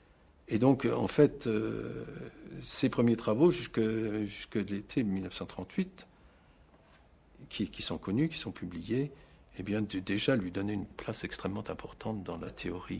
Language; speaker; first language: French; native; French